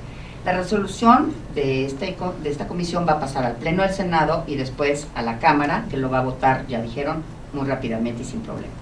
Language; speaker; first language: Spanish; native; Spanish